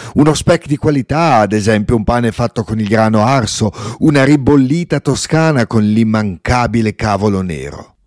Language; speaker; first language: Italian; non-native, local second language; Ladin